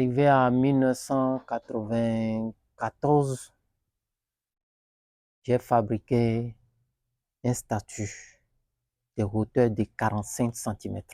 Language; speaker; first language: French; non-native, learner; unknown